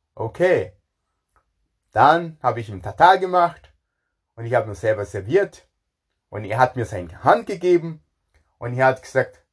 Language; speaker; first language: German; non-native, fluent; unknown